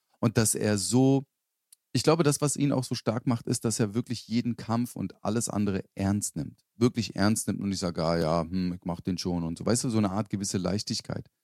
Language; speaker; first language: German; native; German